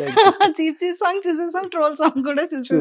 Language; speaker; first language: Telugu; native; Telugu